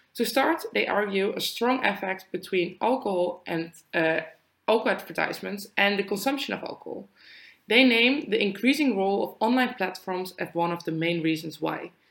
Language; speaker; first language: English; non-native, fluent; Dutch